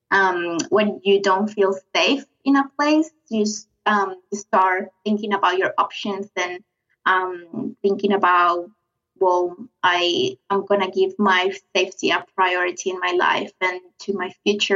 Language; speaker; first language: English; non-native, fluent; Spanish